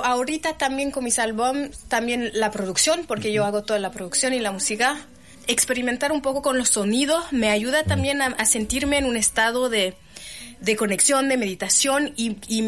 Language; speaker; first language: Spanish; non-native, fluent; French